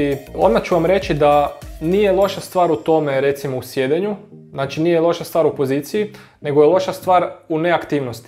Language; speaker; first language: Croatian; native; Croatian